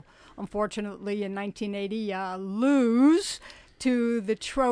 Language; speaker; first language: English; native; English